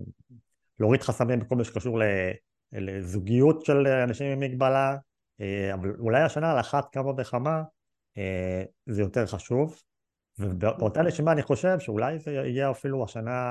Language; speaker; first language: Hebrew; native; Hebrew